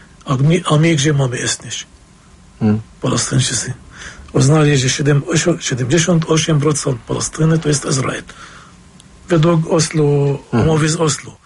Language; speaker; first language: Polish; non-native, fluent; Arabic